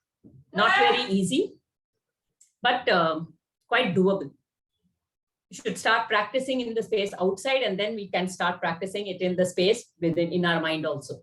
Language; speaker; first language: English; non-native, local second language; Kannada